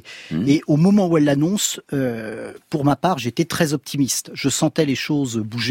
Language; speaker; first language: French; native; French